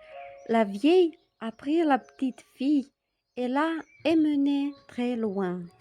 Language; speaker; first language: French; non-native, fluent; Romanian